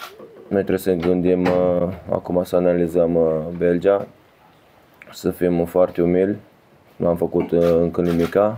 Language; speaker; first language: Romanian; early bilingual, heritage; Romanian